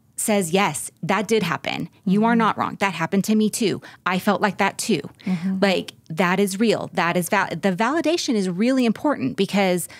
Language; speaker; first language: English; native; English